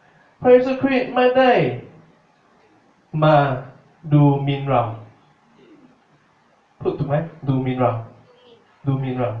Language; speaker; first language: Thai; non-native, fluent; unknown